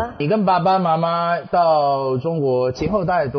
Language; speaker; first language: Chinese; native; Chinese